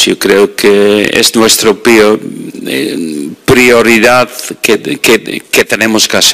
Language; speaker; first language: Spanish; non-native, fluent; Dutch